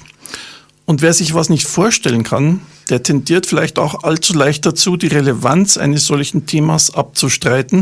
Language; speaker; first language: German; native; German